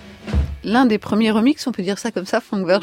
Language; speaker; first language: French; native; French